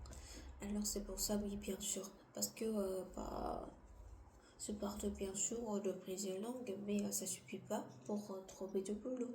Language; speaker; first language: French; non-native, learner; Korean